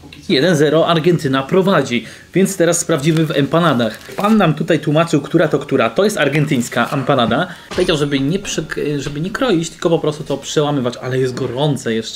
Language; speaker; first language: Polish; native; Polish